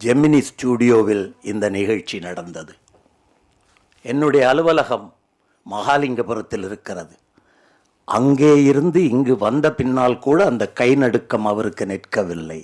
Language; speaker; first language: Tamil; native; Tamil